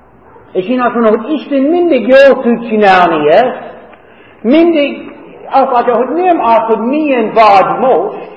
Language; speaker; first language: Hungarian; non-native, fluent; English